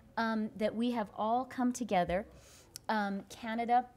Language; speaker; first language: English; native; English